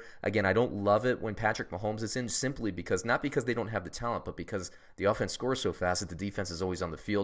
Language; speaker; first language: English; native; English